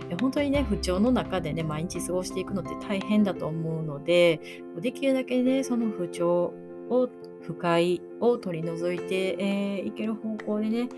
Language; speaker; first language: Japanese; native; Japanese